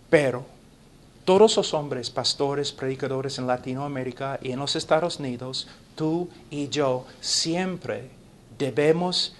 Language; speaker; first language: Spanish; non-native, fluent; English